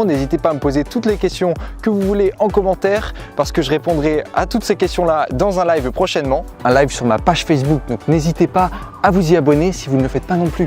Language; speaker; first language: French; native; French